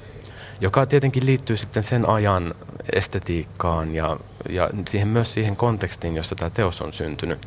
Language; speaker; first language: Finnish; native; Finnish